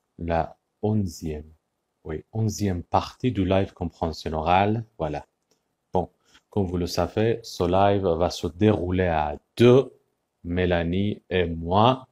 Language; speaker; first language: French; non-native, fluent; Persian